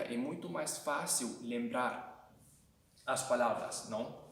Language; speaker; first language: Portuguese; non-native, fluent; Hungarian